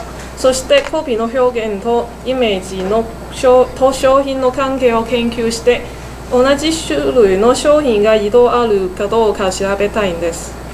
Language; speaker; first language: Japanese; non-native, learner; Cantonese